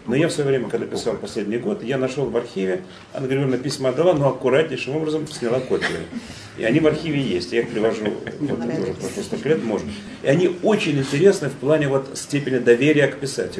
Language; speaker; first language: Russian; native; Russian